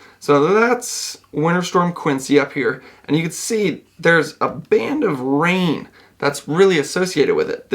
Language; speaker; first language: English; native; English